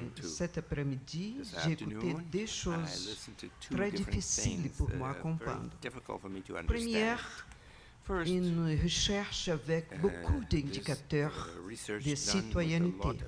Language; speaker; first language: French; non-native, learner; Portuguese